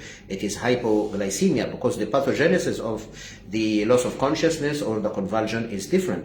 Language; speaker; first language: English; non-native, fluent; Arabic